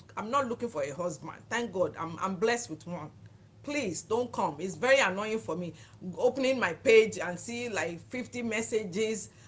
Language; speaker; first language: English; non-native, local second language; Yoruba